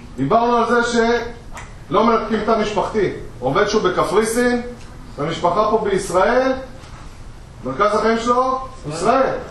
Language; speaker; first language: Hebrew; native; Hebrew